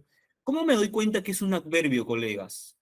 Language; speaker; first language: Spanish; native; Spanish